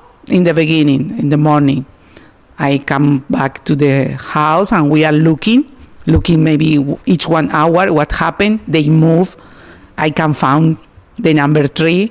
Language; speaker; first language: English; non-native, learner; Spanish